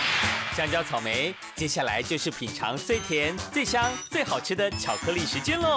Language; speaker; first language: Chinese; native; Chinese